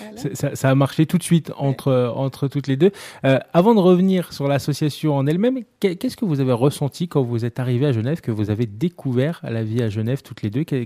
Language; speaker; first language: French; native; French